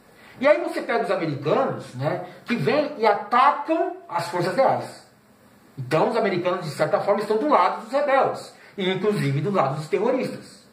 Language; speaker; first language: Portuguese; native; Portuguese